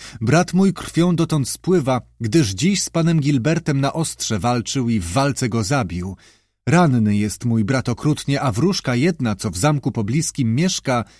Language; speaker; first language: Polish; native; Polish